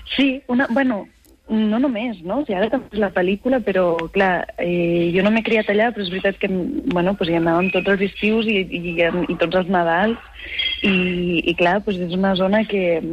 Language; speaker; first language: Catalan; native; Catalan